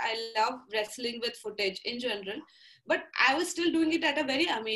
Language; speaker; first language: English; non-native, local second language; Marathi